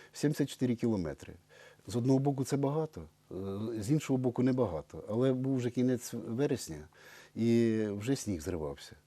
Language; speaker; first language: Ukrainian; native; Ukrainian